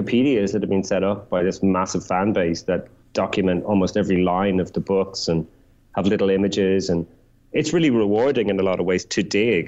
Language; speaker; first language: English; native; English